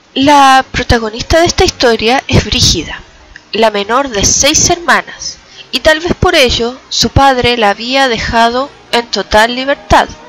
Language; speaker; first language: Spanish; native; Spanish